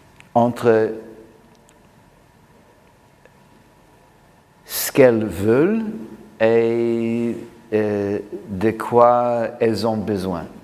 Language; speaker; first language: French; non-native, fluent; English